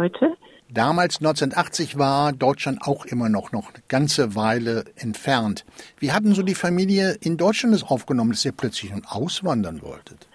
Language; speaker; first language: German; native; German